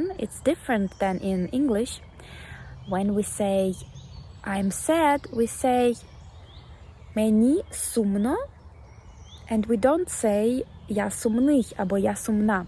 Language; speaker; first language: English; non-native, fluent; Ukrainian